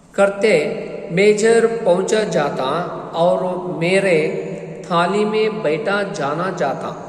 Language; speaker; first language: Hindi; non-native, local second language; Kannada